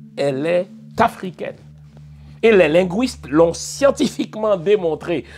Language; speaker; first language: French; non-native, local second language; Haitian Creole